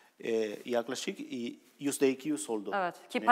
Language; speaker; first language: Turkish; non-native, learner; Spanish